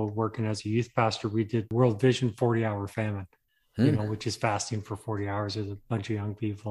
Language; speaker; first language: English; native; English